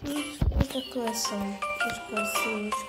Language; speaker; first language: Portuguese; early bilingual, heritage; Portuguese